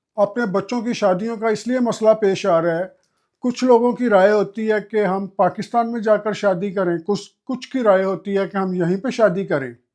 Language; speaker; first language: Urdu; non-native, local second language; Punjabi